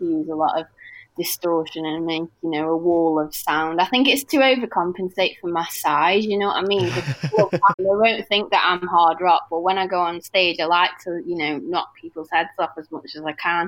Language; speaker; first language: English; native; English